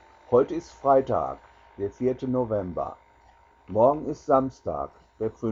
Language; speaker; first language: German; non-native, learner; English